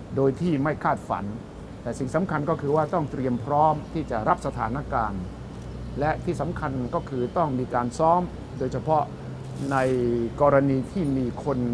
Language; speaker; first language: Thai; native; Thai